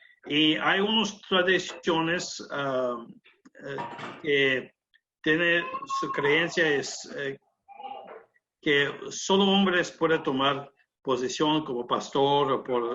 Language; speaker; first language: Spanish; non-native, learner; English